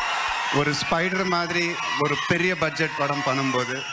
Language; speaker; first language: Tamil; non-native, local second language; Telugu